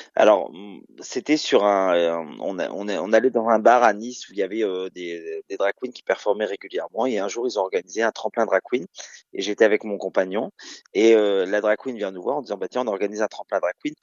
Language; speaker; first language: French; native; French